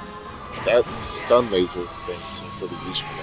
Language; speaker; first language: English; native; English